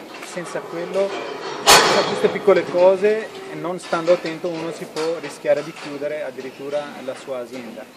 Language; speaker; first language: Italian; non-native, fluent; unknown